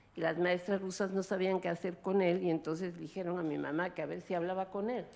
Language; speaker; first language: Spanish; early bilingual, other home language; Russian